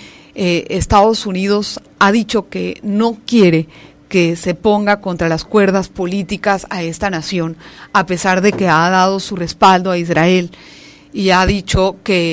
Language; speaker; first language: Spanish; native; Spanish